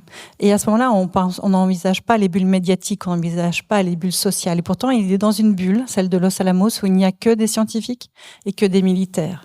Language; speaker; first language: French; native; French